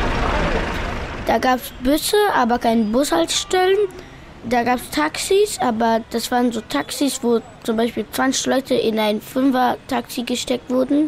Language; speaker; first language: German; early bilingual, other home language; Pashto